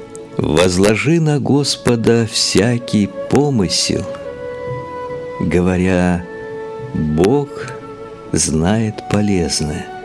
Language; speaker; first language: Russian; native; Russian